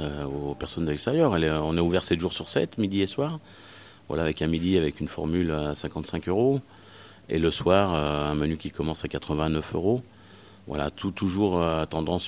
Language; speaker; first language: French; native; French